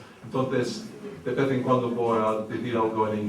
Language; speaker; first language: Spanish; early bilingual, heritage; English